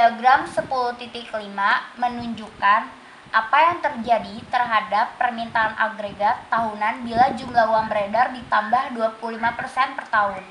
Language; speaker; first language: Indonesian; native; Indonesian